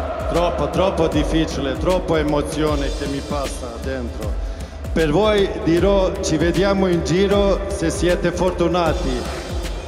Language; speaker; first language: Italian; non-native, fluent; Swedish